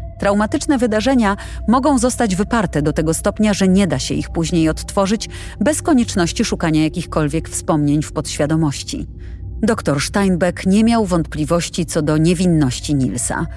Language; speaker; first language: Polish; native; Polish